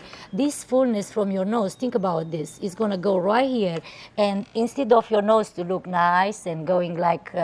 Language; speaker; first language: English; non-native, fluent; Romanian